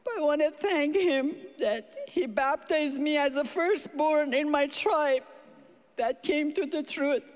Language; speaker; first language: English; non-native, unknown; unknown